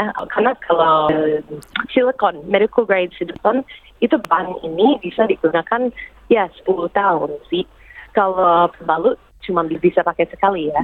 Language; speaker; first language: Indonesian; early bilingual, heritage; English